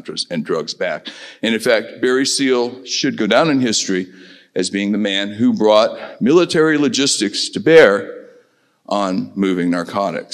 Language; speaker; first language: English; native; English